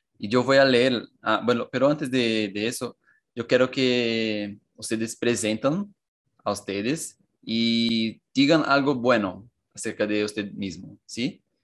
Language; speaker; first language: Spanish; non-native, fluent; Portuguese